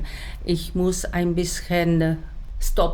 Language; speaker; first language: German; non-native, learner; Czech